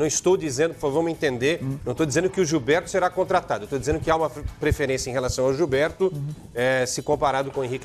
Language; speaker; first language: Portuguese; native; Portuguese